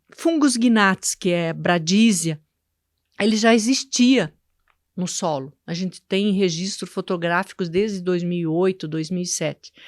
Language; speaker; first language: Portuguese; native; Portuguese